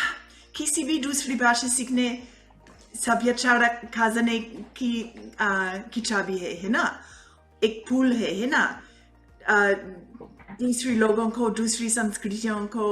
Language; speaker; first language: Hindi; non-native, fluent; English